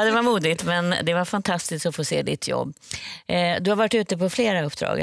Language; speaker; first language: Swedish; native; Swedish